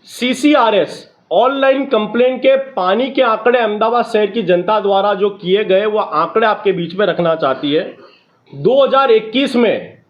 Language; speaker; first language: Hindi; non-native, local second language; Gujarati